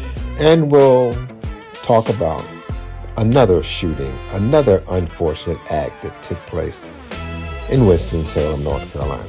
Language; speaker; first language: English; native; English